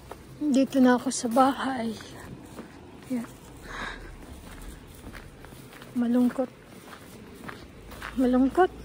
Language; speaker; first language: Filipino; native; Filipino